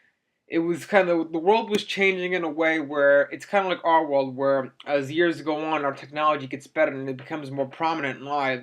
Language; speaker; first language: English; native; English